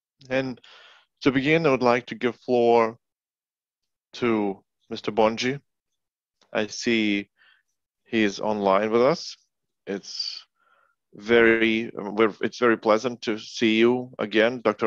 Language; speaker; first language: English; non-native, fluent; Ukrainian